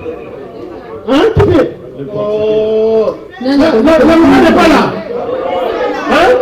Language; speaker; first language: French; non-native, local second language; Lingala